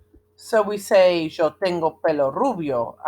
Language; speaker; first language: Spanish; non-native, fluent; English